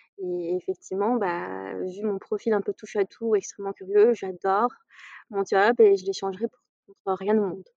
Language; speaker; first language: French; non-native, local second language; Arabic